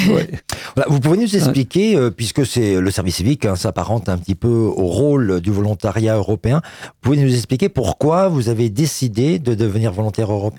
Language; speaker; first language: French; native; French